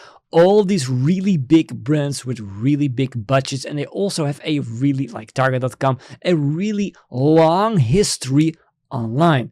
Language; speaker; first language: English; non-native, fluent; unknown